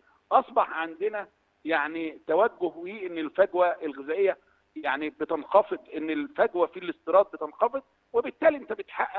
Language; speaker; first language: Arabic; native; Arabic